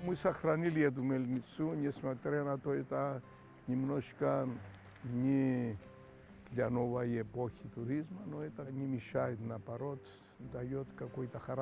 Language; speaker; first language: Russian; non-native, fluent; Greek